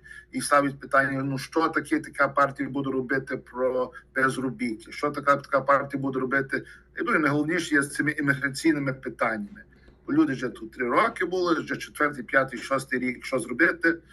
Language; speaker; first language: Ukrainian; early bilingual, heritage; Ukrainian